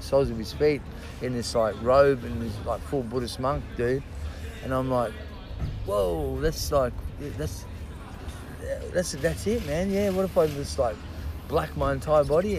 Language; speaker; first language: English; native; English